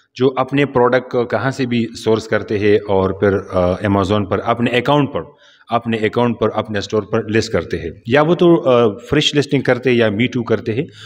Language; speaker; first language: Urdu; non-native, local second language; Pashto